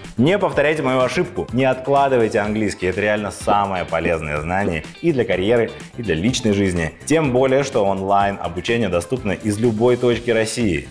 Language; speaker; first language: Russian; native; Russian